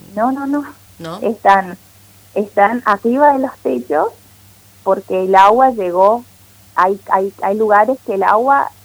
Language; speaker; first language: Spanish; non-native, fluent; Portuguese